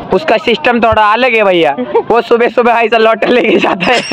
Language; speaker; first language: Hindi; non-native, local second language; Marathi